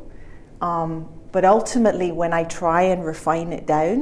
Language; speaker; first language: English; native; English